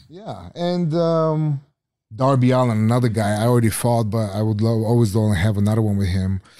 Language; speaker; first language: English; non-native, fluent; Bulgarian